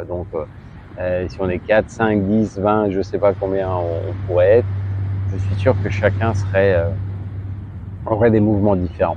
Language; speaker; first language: French; native; French